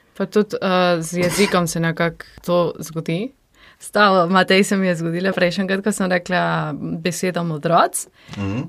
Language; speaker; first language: Slovenian; early bilingual, heritage; Slovenian